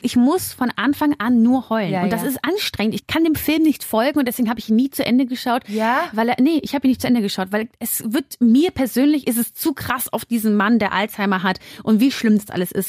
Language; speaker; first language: German; native; German